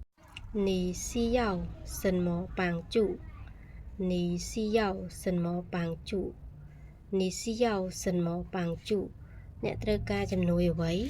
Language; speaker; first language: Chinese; non-native, fluent; Khmer